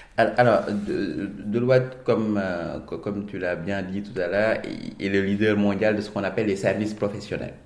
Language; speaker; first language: French; non-native, local second language; Wolof